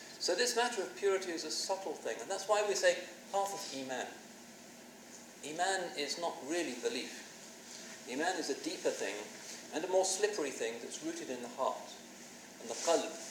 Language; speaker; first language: English; native; English